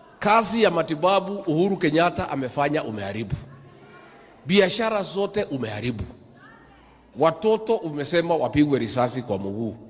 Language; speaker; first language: Swahili; non-native, local second language; Kikuyu